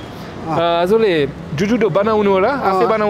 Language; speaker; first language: Nepali; non-native, learner; French